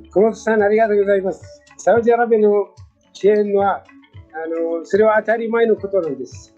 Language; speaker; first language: Japanese; non-native, learner; Arabic